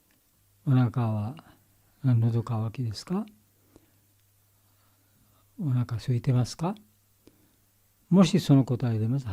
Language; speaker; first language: Japanese; non-native, learner; Bangla